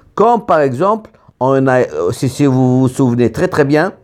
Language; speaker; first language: French; non-native, local second language; Arabic